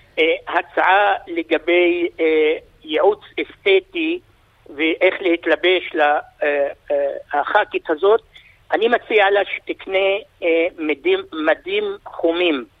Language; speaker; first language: Hebrew; non-native, local second language; Arabic